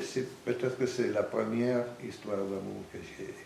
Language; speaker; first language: French; non-native, fluent; Italian